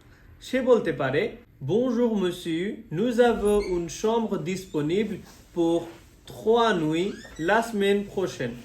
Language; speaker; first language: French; non-native, fluent; Bangla